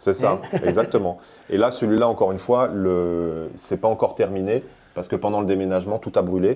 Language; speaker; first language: French; native; French